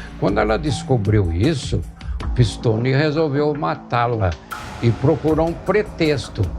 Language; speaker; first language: Portuguese; native; Portuguese